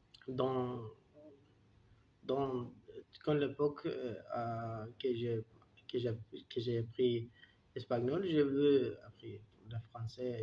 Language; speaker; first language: French; non-native, learner; Turkish